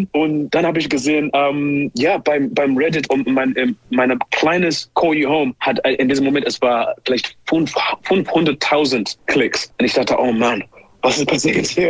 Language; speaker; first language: German; non-native, learner; English